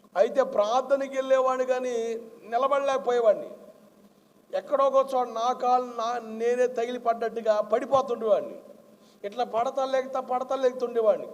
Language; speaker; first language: Telugu; non-native, local second language; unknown